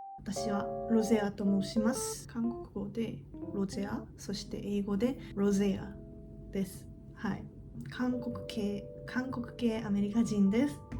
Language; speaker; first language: Japanese; non-native, learner; English